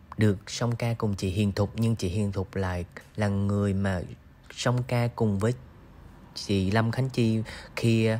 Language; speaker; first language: Vietnamese; native; Vietnamese